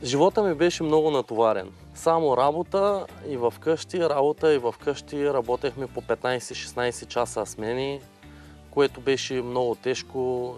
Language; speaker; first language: Bulgarian; native; Bulgarian